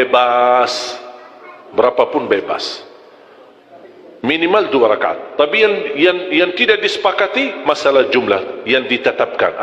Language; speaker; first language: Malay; non-native, fluent; Arabic